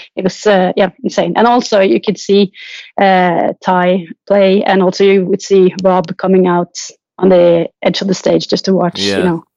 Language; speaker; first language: English; non-native, fluent; Norwegian